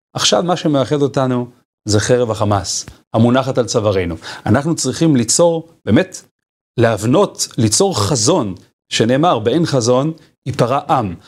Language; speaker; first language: Hebrew; native; Hebrew